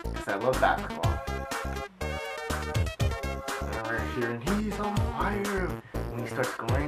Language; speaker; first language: English; native; English